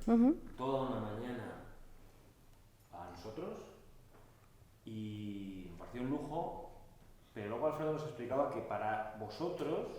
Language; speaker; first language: Spanish; native; Spanish